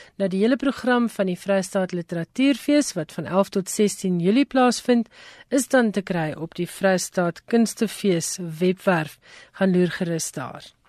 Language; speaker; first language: Afrikaans; native; Afrikaans